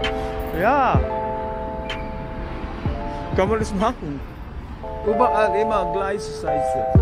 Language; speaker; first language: German; non-native, learner; Filipino